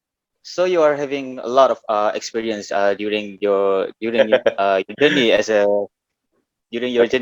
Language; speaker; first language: English; non-native, local second language; Malay